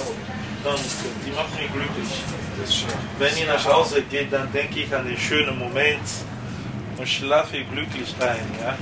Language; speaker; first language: German; non-native, fluent; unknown